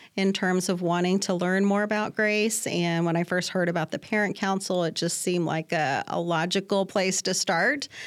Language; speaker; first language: English; native; English